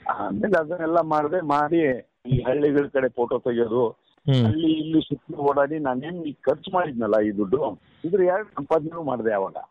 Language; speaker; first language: Kannada; native; Kannada